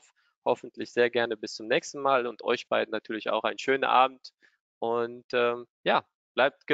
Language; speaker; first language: German; native; German